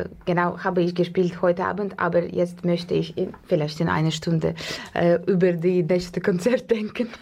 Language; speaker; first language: German; non-native, learner; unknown